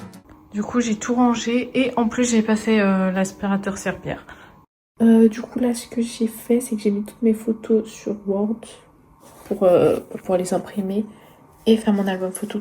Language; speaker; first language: French; native; French